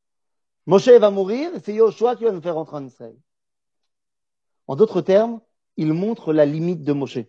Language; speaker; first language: French; native; French